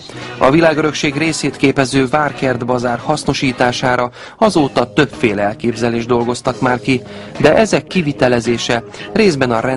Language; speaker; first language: Hungarian; native; Hungarian